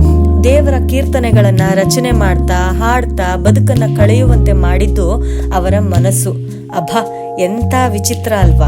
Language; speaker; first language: Kannada; native; Kannada